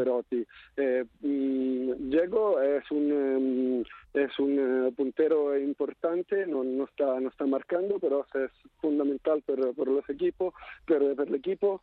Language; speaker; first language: Spanish; non-native, fluent; Italian